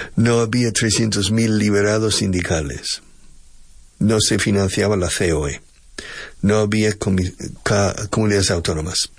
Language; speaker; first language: Spanish; non-native, fluent; English